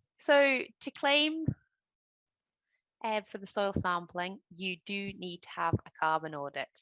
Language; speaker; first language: English; native; English